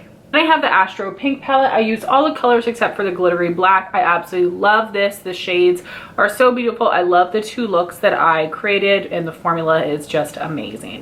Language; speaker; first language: English; native; English